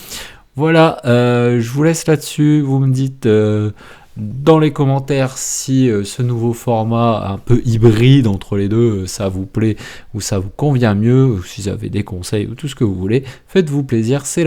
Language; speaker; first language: French; native; French